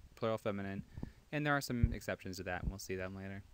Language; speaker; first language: English; native; English